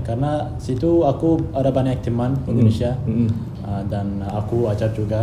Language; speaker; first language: Indonesian; non-native, fluent; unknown